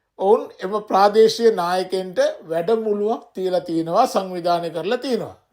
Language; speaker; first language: Sinhala; non-native, local second language; Tamil